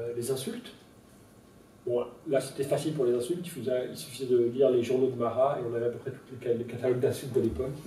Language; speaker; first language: French; non-native, local second language; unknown